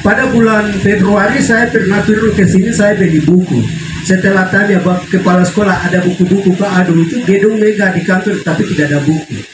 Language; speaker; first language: Indonesian; non-native, local second language; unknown